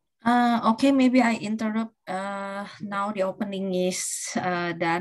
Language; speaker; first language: English; non-native, learner; Indonesian